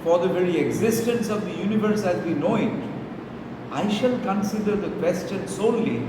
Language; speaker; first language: English; non-native, local second language; Bangla